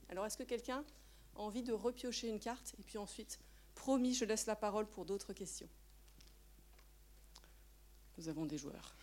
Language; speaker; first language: French; native; French